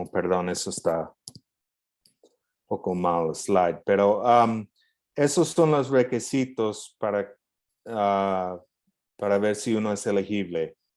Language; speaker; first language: Spanish; non-native, fluent; English